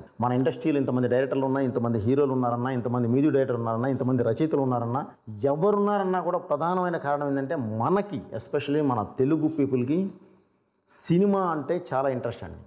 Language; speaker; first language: Telugu; native; Telugu